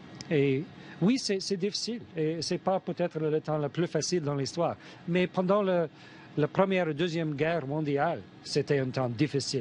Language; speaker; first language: French; non-native, fluent; English